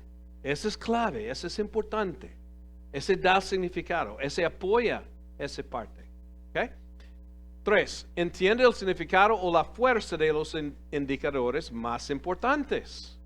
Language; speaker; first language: Spanish; non-native, fluent; English